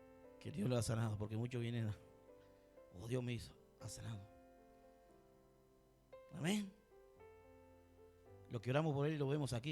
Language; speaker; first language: Spanish; native; Spanish